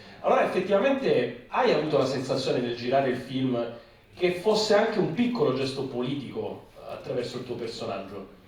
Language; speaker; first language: Italian; native; Italian